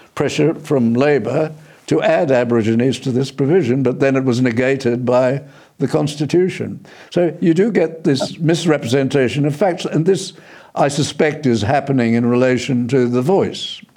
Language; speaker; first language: English; early bilingual, other home language; Indonesian